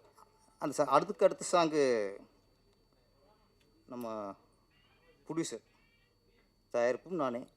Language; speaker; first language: Tamil; native; Tamil